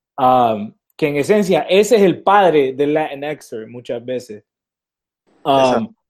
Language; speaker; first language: Spanish; early bilingual, heritage; Spanish